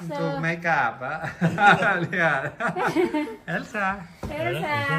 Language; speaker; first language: Indonesian; non-native, learner; Catalan